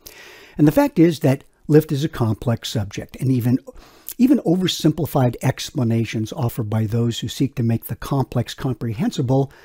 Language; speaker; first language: English; native; English